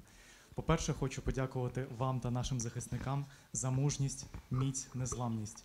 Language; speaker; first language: Ukrainian; native; Ukrainian